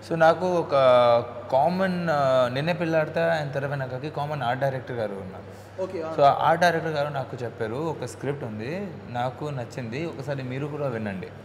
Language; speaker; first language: Telugu; non-native, learner; Hindi